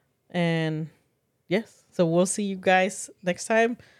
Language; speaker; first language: English; early bilingual, other home language; Spanish